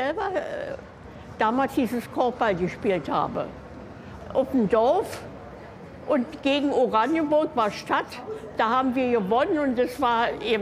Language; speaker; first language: German; native; German